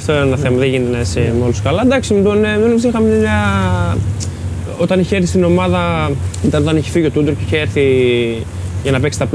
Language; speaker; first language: Greek; native; Greek